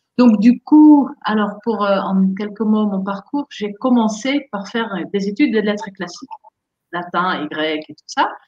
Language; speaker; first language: French; non-native, fluent; Dutch